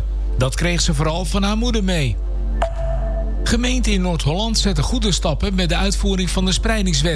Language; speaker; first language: Dutch; native; Dutch